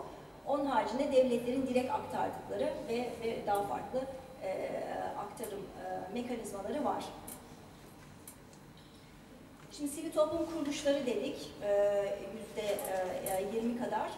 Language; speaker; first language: Turkish; native; Turkish